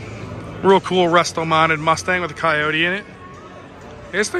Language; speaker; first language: English; native; English